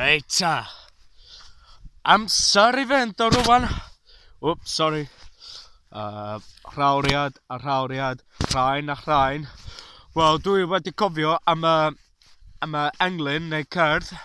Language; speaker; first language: Welsh; non-native, learner; English